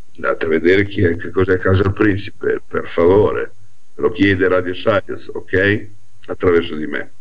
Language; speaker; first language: Italian; non-native, local second language; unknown